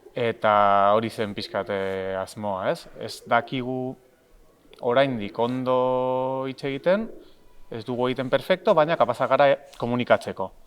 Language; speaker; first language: Basque; non-native, local second language; Spanish